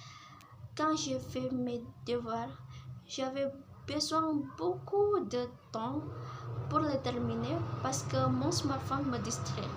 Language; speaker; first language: French; non-native, learner; Indonesian